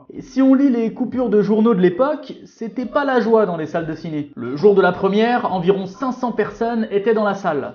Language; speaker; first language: French; native; French